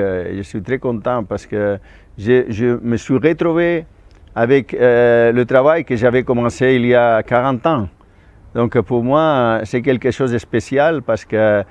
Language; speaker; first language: French; non-native, fluent; Spanish